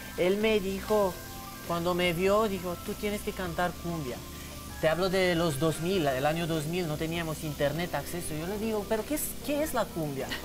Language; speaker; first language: Spanish; non-native, fluent; Romanian